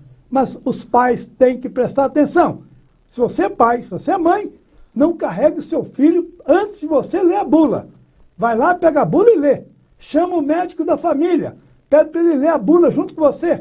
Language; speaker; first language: Portuguese; native; Portuguese